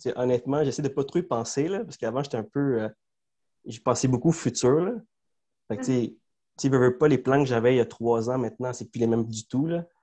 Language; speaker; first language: French; early bilingual, other home language; Spanish